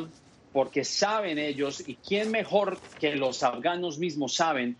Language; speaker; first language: Spanish; native; Spanish